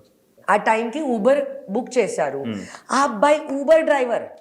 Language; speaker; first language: Telugu; non-native, learner; Hindi